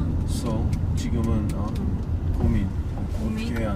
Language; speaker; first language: Korean; non-native, fluent; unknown